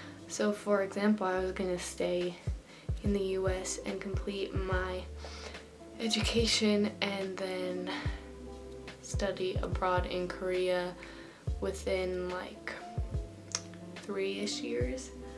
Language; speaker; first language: English; native; English